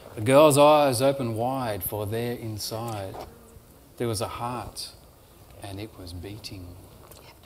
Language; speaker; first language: English; native; English